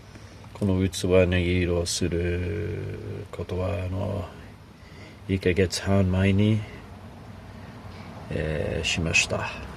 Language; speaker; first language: Japanese; non-native, learner; English